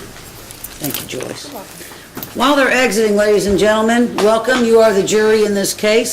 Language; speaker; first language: English; native; English